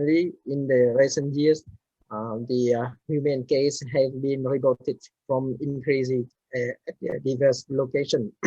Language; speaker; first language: English; non-native, learner; Vietnamese